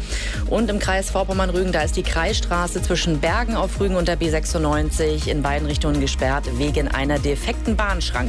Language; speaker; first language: German; native; German